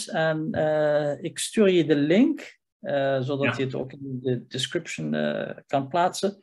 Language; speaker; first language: Dutch; non-native, fluent; Riffian